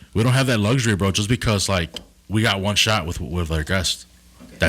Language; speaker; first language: English; early bilingual, other home language; Spanish